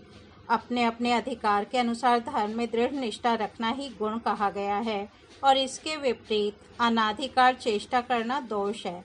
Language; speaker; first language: Hindi; native; Hindi